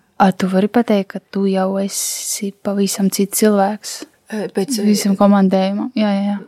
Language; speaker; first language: Latvian; non-native, local second language; Russian